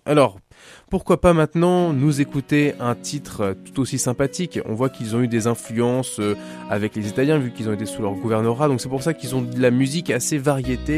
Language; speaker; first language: French; native; French